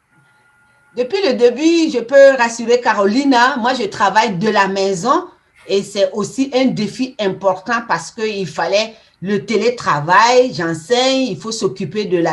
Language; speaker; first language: French; non-native, local second language; Mossi